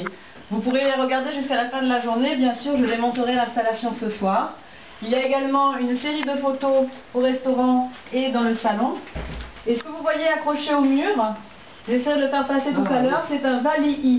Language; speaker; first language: French; native; French